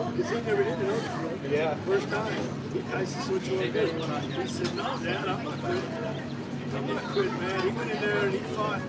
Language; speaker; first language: English; native; English